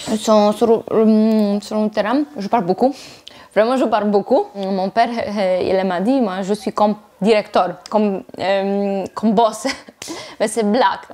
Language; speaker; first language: French; non-native, learner; Polish